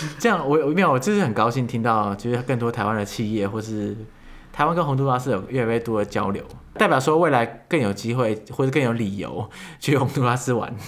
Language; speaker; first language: Chinese; native; Chinese